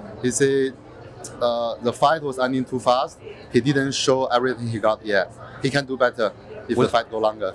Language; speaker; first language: English; non-native, fluent; Chinese